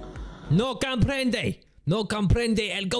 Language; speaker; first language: Spanish; non-native, learner; English